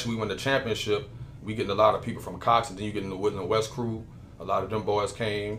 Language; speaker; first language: English; native; English